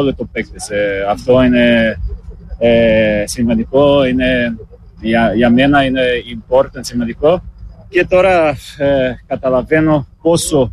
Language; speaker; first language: Greek; non-native, learner; Portuguese